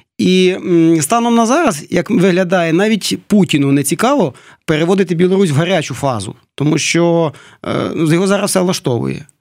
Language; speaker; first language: Ukrainian; native; Ukrainian